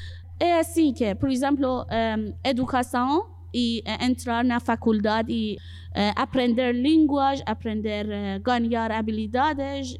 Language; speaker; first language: Portuguese; non-native, fluent; Persian